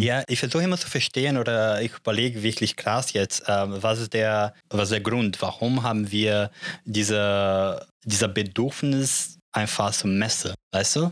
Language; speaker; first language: German; non-native, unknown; Portuguese